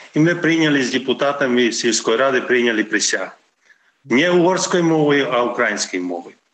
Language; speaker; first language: Ukrainian; non-native, local second language; Hungarian